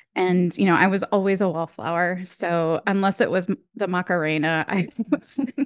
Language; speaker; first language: English; native; English